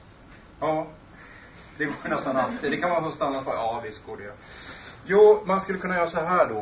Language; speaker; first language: Swedish; native; Swedish